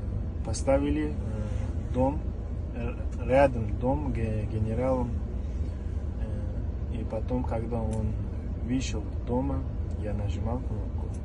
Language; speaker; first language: Russian; non-native, learner; Uzbek